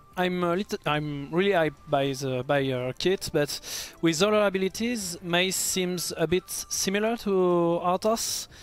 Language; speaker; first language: English; non-native, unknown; French